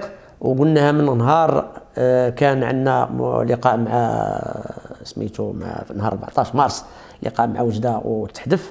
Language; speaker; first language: Arabic; native; Arabic